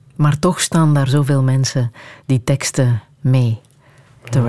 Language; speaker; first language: Dutch; native; Dutch